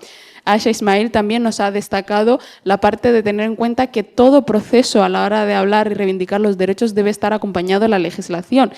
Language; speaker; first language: Spanish; native; Spanish